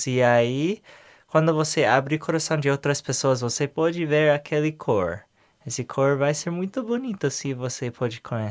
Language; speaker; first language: Portuguese; non-native, learner; English